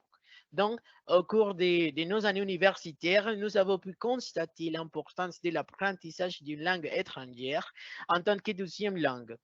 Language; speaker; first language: French; non-native, fluent; Spanish